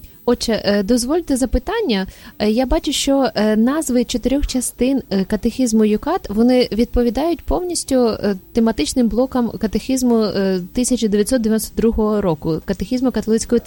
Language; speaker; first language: Ukrainian; native; Ukrainian